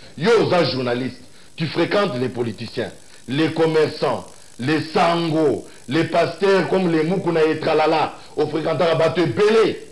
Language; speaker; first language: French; non-native, local second language; Luba-Lulua